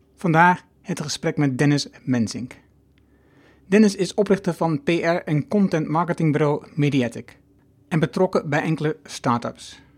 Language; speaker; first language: Dutch; native; Dutch